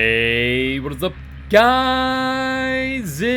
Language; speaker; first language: English; native; English